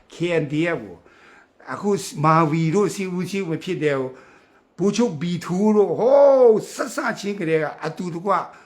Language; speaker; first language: Burmese; non-native, local second language; Kachin